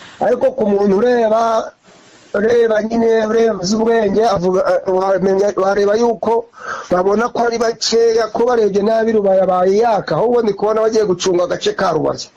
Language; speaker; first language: Kinyarwanda; native; Kinyarwanda